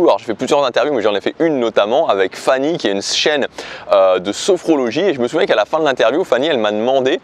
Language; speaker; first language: French; native; French